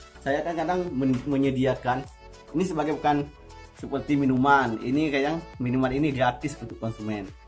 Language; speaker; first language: Indonesian; non-native, local second language; Achinese